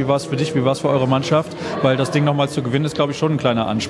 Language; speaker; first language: German; native; German